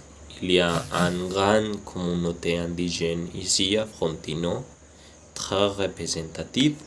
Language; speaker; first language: French; non-native, learner; Spanish